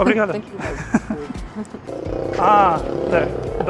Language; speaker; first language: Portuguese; non-native, learner; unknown